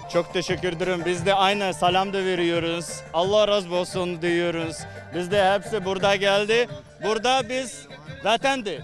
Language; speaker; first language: Turkish; non-native, learner; Uyghur